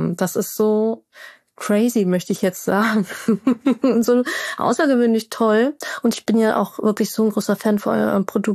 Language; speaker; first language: German; native; German